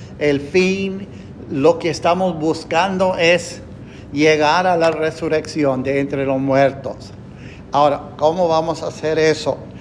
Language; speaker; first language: Spanish; non-native, fluent; English